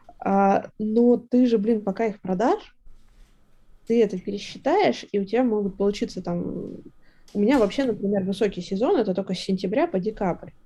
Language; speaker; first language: Russian; native; Russian